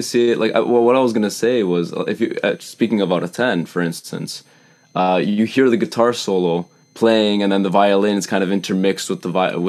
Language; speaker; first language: English; native; English